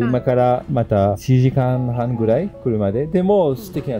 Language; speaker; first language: Japanese; non-native, fluent; French